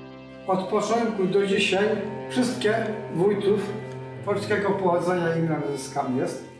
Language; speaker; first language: Polish; early bilingual, heritage; Polish